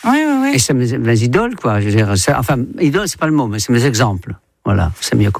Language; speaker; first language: French; non-native, fluent; Dutch